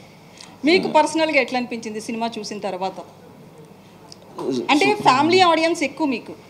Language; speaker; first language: Telugu; native; Telugu